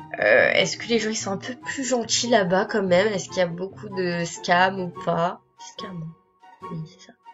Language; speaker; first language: French; early bilingual, other home language; Portuguese